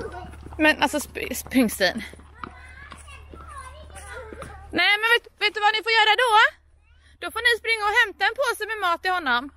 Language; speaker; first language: Swedish; native; Swedish